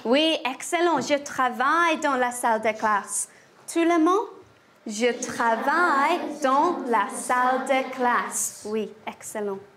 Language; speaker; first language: French; non-native, learner; English